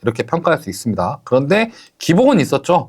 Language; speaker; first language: Korean; native; Korean